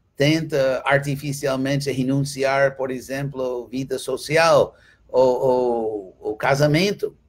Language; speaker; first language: Portuguese; non-native, fluent; English